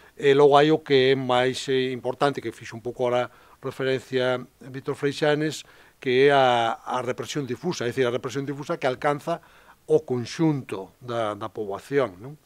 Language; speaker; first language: Galician; native; Galician